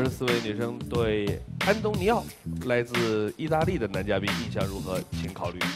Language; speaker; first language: Chinese; native; Chinese